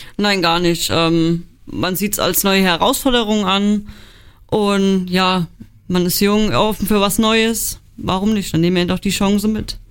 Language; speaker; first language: German; native; German